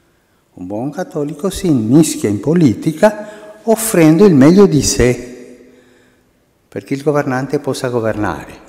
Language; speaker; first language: Italian; non-native, local second language; Spanish